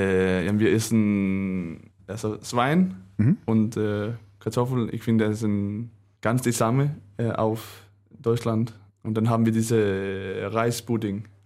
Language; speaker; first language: German; non-native, learner; Danish